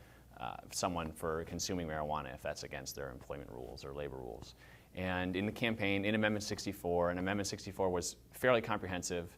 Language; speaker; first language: English; native; English